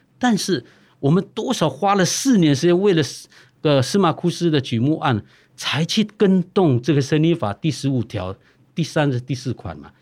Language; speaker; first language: Chinese; non-native, local second language; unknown